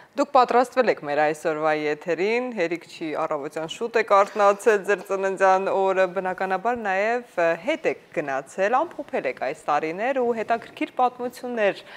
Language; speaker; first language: Armenian; native; Armenian